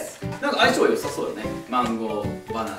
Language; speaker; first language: Japanese; native; Japanese